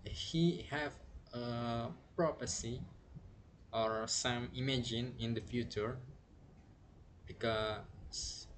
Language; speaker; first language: English; non-native, learner; Indonesian